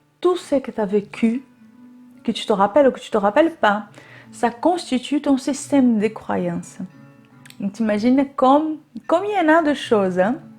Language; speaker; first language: French; non-native, fluent; Portuguese